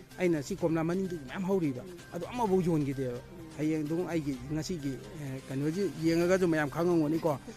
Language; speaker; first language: Manipuri; native; Manipuri